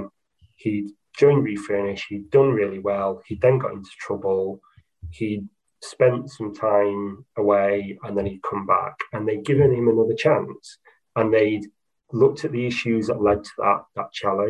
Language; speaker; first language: English; native; English